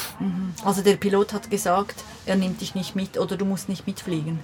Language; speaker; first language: German; native; German